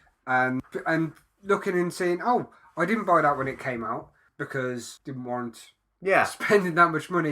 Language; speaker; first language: English; native; English